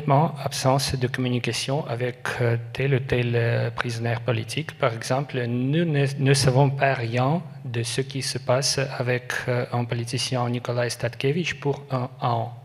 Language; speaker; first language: French; non-native, learner; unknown